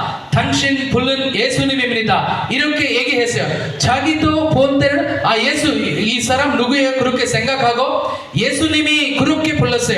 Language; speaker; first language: Korean; non-native, learner; Telugu